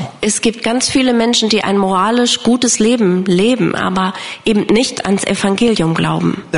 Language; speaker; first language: German; non-native, fluent; English